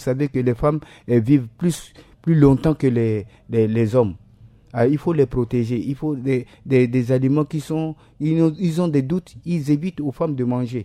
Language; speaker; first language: French; non-native, local second language; Sango